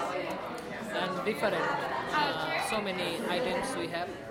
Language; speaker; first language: English; non-native, learner; Bangla